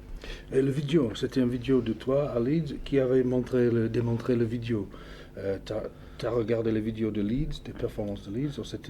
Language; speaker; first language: French; non-native, fluent; English